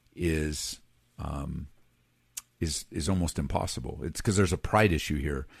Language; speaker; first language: English; native; English